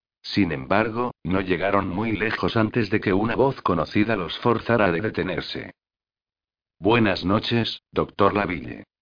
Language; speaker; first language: Spanish; native; Spanish